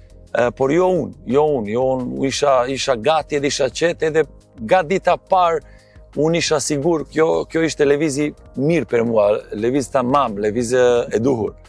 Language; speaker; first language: Albanian; non-native, learner; Serbian